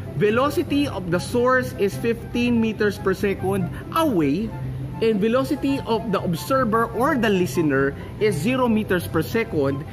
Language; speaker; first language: English; non-native, local second language; Filipino